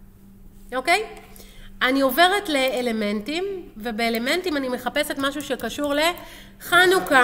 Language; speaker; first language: Hebrew; native; Hebrew